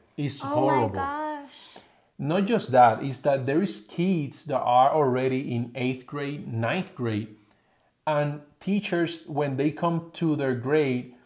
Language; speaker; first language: English; non-native, fluent; Spanish